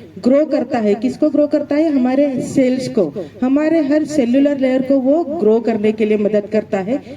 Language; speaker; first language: Hindi; non-native, local second language; Marathi